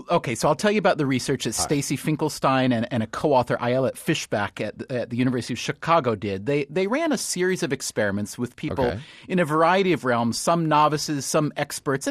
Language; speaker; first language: English; native; English